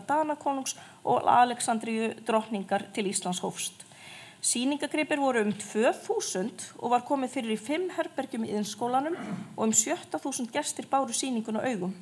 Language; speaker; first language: Icelandic; native; Icelandic